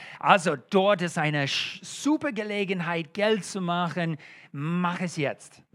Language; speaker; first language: German; non-native, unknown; English